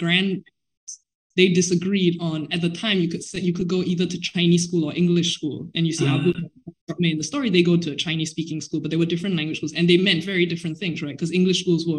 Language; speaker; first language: English; native; English